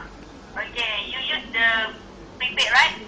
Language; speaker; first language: English; non-native, learner; Malay